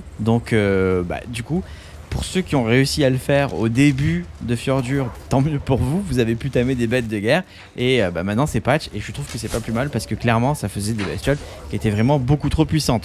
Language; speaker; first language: French; native; French